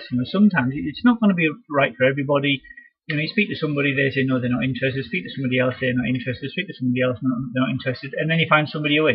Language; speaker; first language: English; native; English